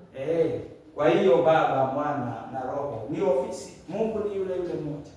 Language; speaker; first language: Swahili; non-native, local second language; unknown